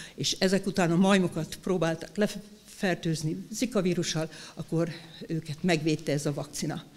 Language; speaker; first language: Hungarian; native; Hungarian